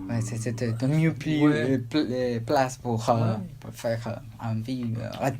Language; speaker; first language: French; non-native, learner; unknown